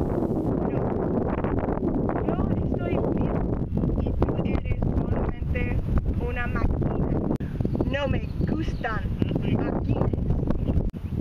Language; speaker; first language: Spanish; non-native, learner; English